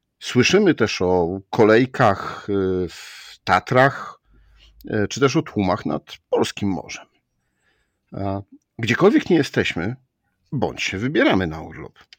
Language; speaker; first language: Polish; native; Polish